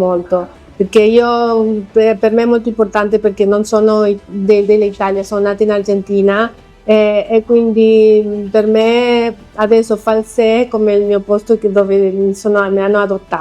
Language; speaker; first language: Italian; non-native, fluent; Spanish